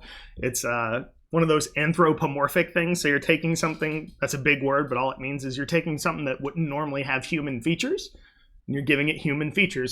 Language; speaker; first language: English; native; English